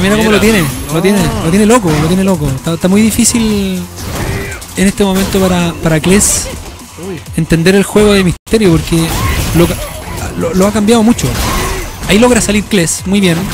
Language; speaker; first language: Spanish; native; Spanish